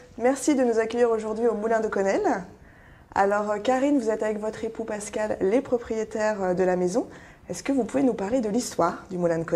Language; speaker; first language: French; native; French